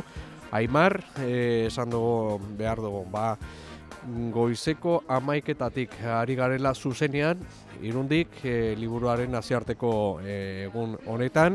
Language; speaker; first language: Basque; native; Basque